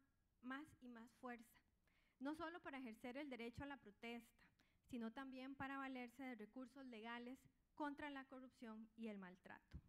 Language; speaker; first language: Spanish; native; Spanish